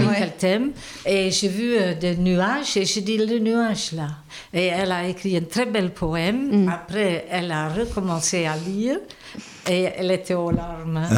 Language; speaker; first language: French; non-native, fluent; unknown